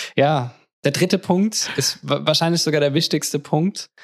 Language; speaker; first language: German; native; German